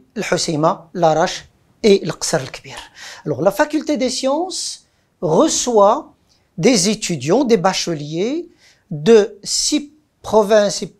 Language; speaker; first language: French; non-native, local second language; Arabic